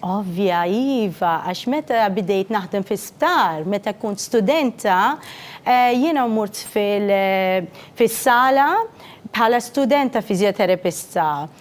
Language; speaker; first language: Maltese; non-native, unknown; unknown